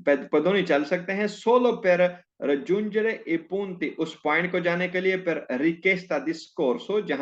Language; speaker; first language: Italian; non-native, fluent; Urdu